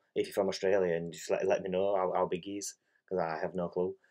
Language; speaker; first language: English; native; English